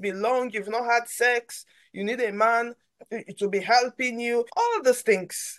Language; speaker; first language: English; non-native, local second language; Krio